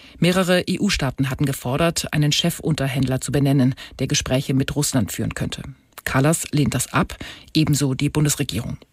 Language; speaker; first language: German; native; German